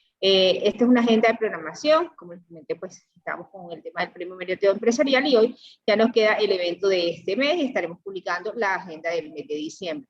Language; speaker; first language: Spanish; native; Spanish